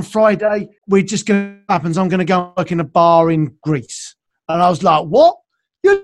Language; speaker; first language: English; native; English